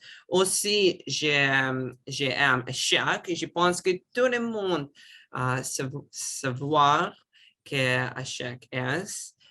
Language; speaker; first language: French; non-native, learner; Russian